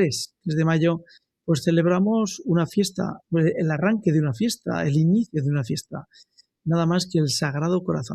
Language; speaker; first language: Spanish; native; Spanish